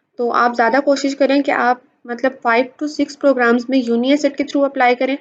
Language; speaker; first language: Urdu; native; Urdu